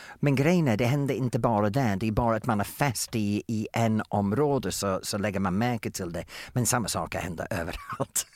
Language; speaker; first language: Swedish; non-native, fluent; English